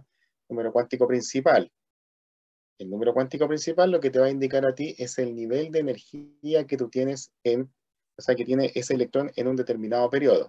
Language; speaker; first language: Spanish; native; Spanish